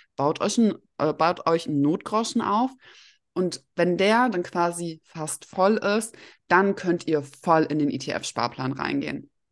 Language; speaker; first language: German; early bilingual, other home language; Russian